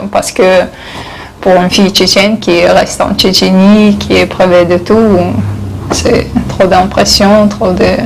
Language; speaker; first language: French; non-native, fluent; Chechen